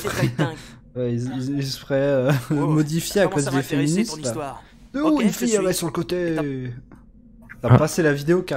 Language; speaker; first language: French; native; French